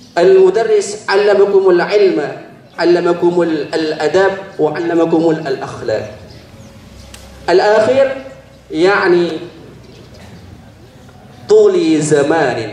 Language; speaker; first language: Arabic; non-native, learner; Indonesian